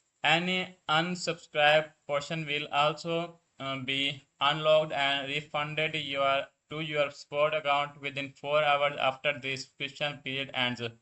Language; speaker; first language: English; non-native, learner; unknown